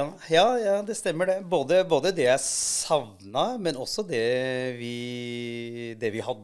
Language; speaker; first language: Norwegian; early bilingual, other home language; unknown